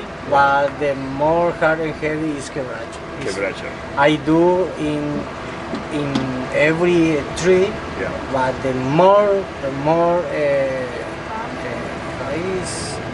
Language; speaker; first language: English; non-native, learner; Spanish